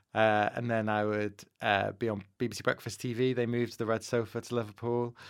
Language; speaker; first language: English; native; English